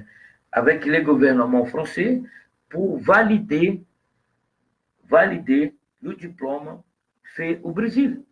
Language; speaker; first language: French; non-native, fluent; Portuguese